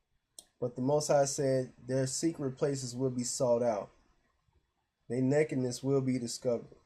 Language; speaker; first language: English; native; English